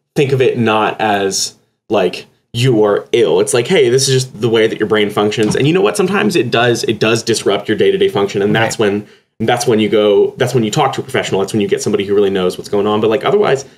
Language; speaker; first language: English; native; English